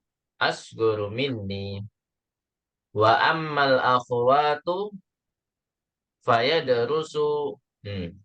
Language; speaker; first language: Arabic; non-native, fluent; Indonesian